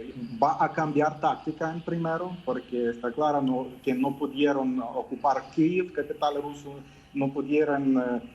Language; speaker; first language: Spanish; non-native, fluent; Ukrainian